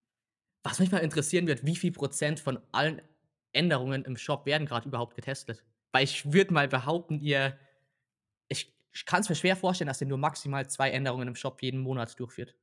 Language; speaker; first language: German; native; German